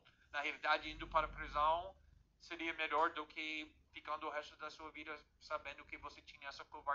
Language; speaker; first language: Portuguese; non-native, fluent; English